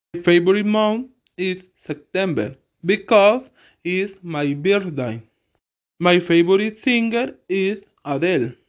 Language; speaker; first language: English; non-native, learner; Spanish